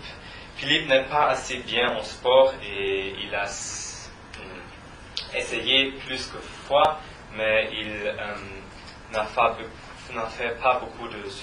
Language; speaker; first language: French; non-native, learner; German